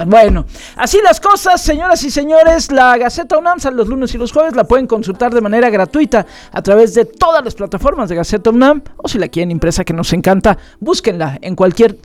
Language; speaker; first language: Spanish; native; Spanish